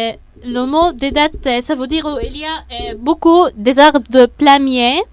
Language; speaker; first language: French; non-native, learner; Arabic